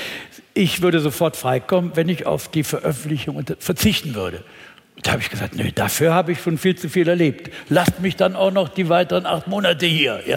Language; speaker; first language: German; native; German